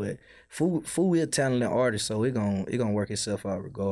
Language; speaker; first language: English; native; English